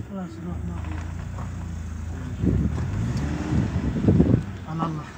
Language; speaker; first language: Arabic; non-native, learner; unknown